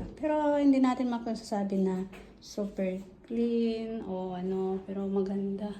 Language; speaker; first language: Filipino; non-native, local second language; Iloko